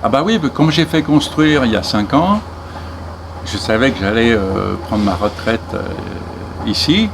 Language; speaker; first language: French; native; French